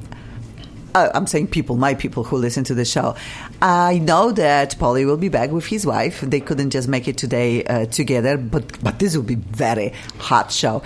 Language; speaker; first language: English; non-native, fluent; Polish